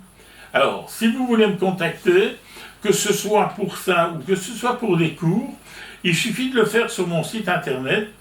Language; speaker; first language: French; native; French